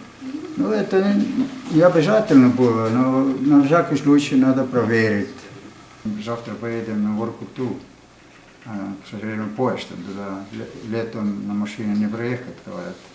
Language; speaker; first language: Russian; non-native, fluent; Estonian